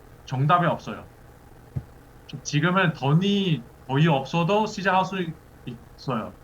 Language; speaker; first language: Korean; early bilingual, heritage; English